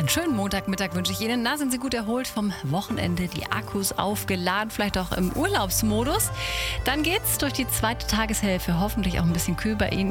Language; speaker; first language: German; native; German